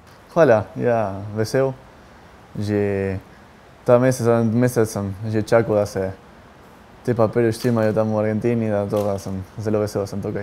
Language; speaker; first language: Slovenian; early bilingual, heritage; Spanish